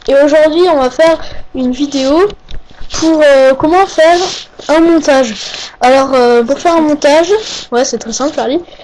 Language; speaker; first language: French; native; French